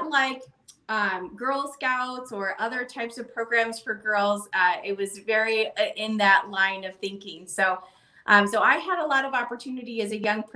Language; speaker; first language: English; native; English